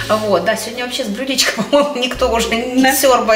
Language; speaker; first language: Russian; native; Russian